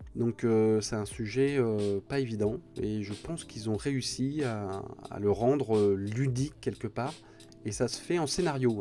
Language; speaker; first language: French; native; French